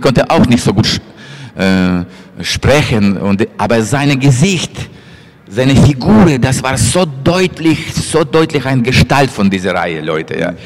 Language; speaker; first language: German; non-native, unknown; Russian